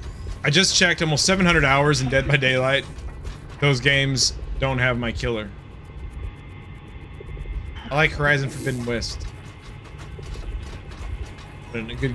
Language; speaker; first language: English; native; English